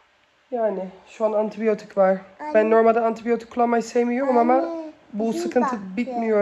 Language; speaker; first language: Turkish; early bilingual, heritage; Turkish